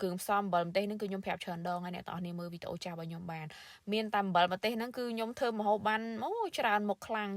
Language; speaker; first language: Khmer; native; Khmer